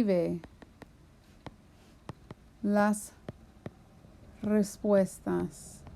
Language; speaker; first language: Spanish; non-native, fluent; English